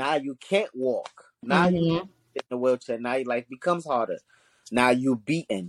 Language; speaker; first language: English; early bilingual, other home language; Haitian Creole